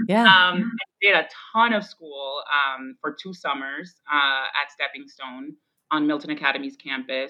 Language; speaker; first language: English; early bilingual, other home language; Spanish